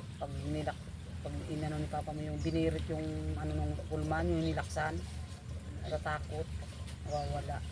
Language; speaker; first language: Filipino; native; Filipino